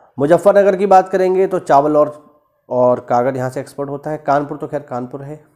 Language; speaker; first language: Hindi; native; Hindi